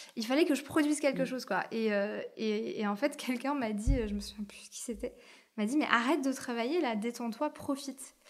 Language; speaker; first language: French; native; French